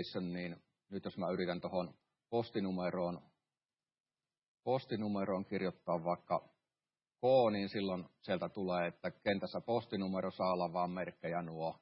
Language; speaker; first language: Finnish; native; Finnish